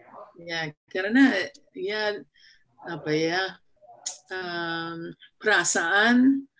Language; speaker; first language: Indonesian; non-native, fluent; English